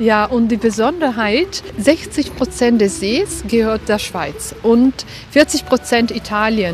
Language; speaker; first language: German; non-native, local second language; Italian